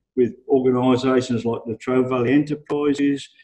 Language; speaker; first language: English; native; English